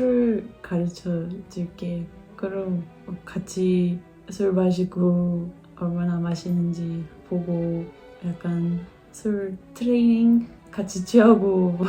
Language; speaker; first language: Korean; non-native, learner; Dutch